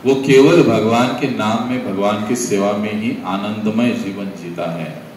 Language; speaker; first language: Hindi; non-native, local second language; Marathi